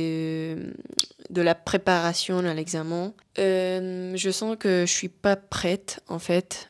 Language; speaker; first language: French; non-native, fluent; Spanish